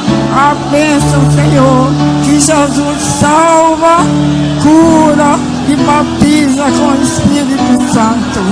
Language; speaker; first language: Portuguese; early bilingual, other home language; Swedish